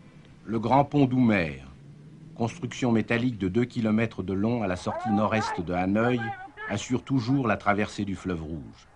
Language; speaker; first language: French; native; French